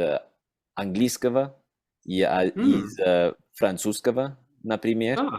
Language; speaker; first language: Russian; non-native, learner; English